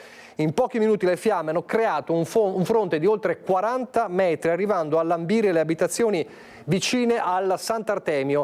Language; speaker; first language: Italian; native; Italian